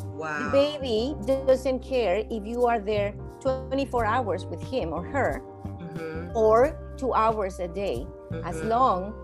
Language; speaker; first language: English; non-native, fluent; Spanish